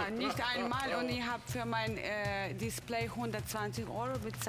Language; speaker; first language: German; non-native, learner; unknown